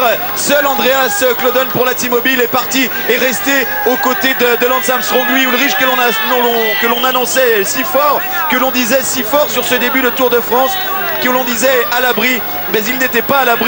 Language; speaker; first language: French; native; French